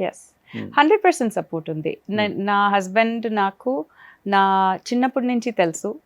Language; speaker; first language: Telugu; non-native, fluent; Malayalam